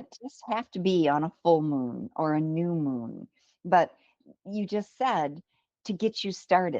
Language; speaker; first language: English; native; English